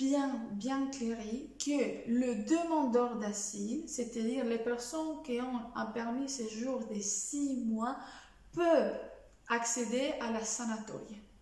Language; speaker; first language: French; non-native, fluent; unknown